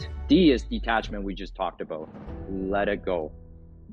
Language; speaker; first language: English; early bilingual, other home language; Chinese